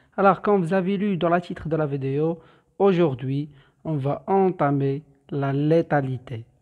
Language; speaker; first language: French; non-native, local second language; Arabic